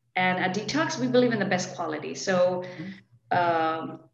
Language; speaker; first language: English; non-native, local second language; Hindi